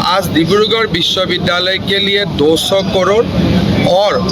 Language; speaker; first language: Hindi; non-native, local second language; Assamese